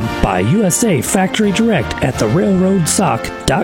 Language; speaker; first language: English; native; English